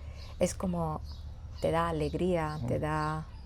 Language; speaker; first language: Spanish; non-native, fluent; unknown